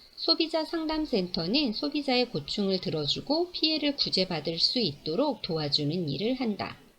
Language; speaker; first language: Korean; native; Korean